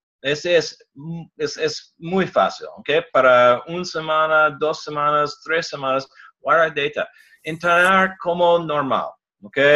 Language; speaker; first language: Spanish; non-native, learner; English